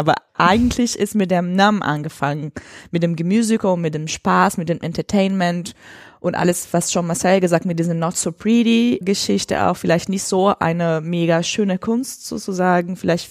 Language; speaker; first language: German; non-native, fluent; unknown